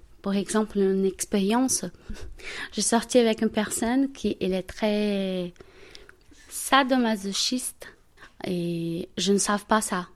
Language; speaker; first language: French; non-native, learner; Portuguese